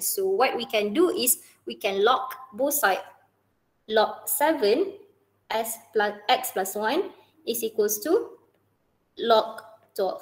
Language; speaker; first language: English; non-native, local second language; Malay